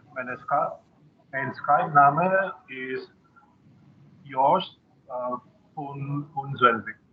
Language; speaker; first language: German; non-native, learner; Indonesian